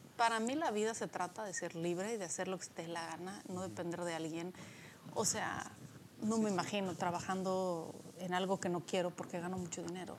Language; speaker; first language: Spanish; early bilingual, other home language; Polish